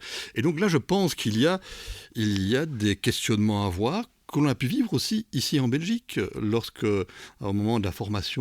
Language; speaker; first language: French; native; French